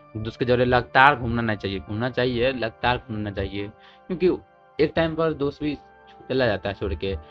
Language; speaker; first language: Hindi; native; Hindi